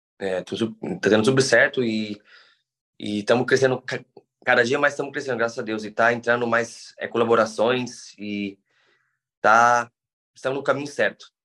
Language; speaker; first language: Portuguese; native; Portuguese